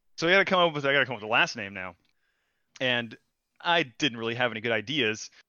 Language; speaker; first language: English; non-native, fluent; Portuguese